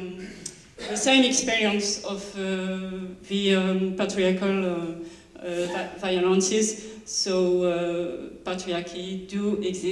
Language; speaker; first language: English; non-native, learner; French